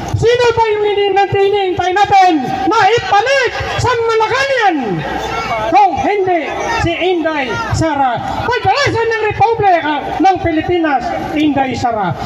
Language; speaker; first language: Filipino; non-native, local second language; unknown